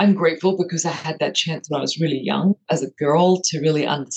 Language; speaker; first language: English; native; English